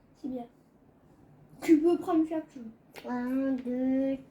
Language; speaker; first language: French; native; French